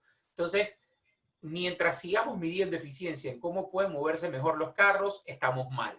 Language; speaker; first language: Spanish; native; Spanish